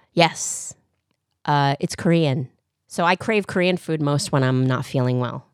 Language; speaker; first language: English; early bilingual, other home language; Korean